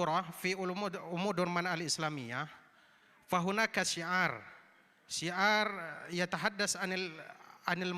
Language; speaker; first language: Arabic; non-native, fluent; Indonesian